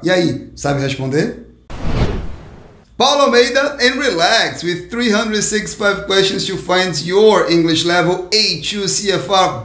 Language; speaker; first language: English; non-native, fluent; Portuguese